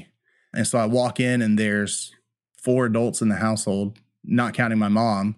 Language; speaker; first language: English; native; English